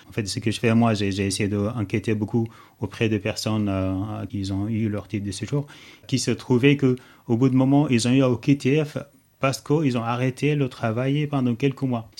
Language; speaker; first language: French; non-native, fluent; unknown